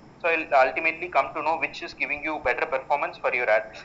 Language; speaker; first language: English; non-native, local second language; Tamil